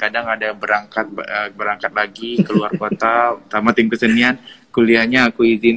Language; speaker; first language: Indonesian; native; Indonesian